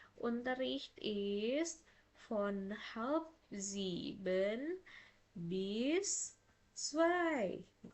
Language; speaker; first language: German; non-native, fluent; Indonesian